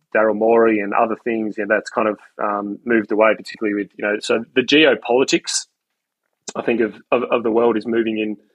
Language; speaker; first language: English; native; English